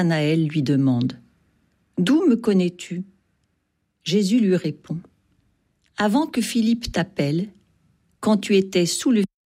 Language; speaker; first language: French; native; French